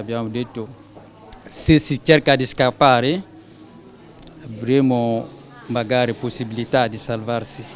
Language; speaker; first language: Italian; non-native, fluent; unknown